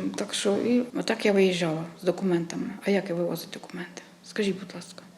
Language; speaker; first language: Ukrainian; native; Ukrainian